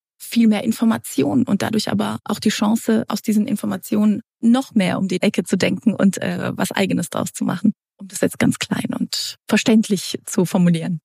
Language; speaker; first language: German; early bilingual, other home language; Romanian